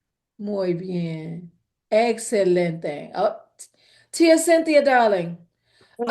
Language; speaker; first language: Spanish; non-native, fluent; English